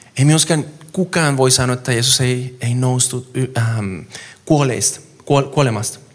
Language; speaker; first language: Finnish; non-native, fluent; Spanish